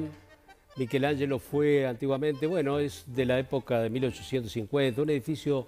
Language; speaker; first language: Spanish; native; Spanish